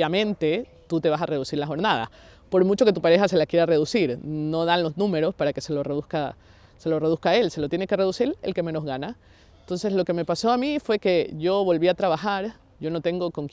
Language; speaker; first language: Spanish; native; Spanish